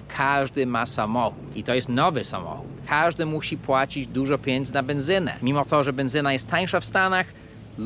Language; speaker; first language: Polish; non-native, fluent; English